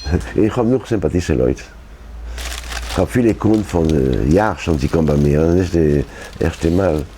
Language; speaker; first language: German; non-native, learner; French